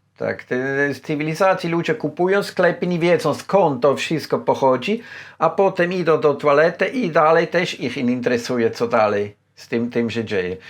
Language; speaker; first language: Polish; non-native, fluent; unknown